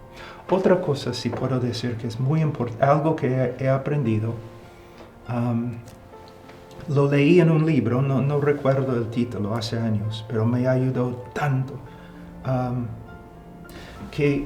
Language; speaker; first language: Spanish; non-native, fluent; English